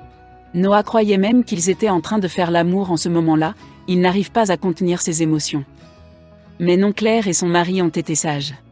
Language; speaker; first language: French; non-native, local second language; Haitian Creole